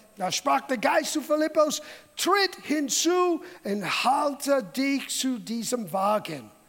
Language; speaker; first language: German; non-native, fluent; English